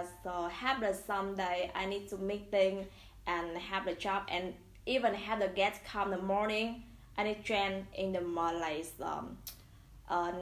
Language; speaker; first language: English; non-native, learner; Vietnamese